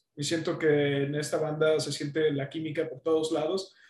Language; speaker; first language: Spanish; native; Spanish